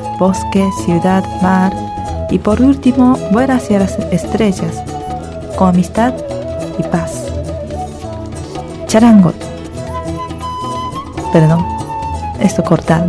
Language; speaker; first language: Spanish; early bilingual, other home language; Japanese